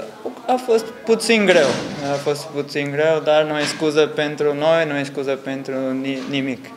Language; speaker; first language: Romanian; non-native, learner; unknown